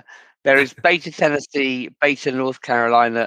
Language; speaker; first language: English; native; English